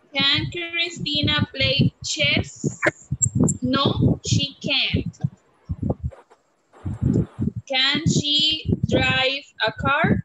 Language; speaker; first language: English; non-native, learner; Spanish